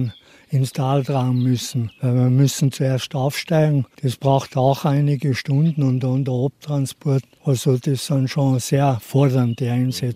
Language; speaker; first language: German; native; German